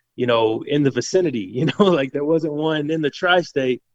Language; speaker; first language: English; native; English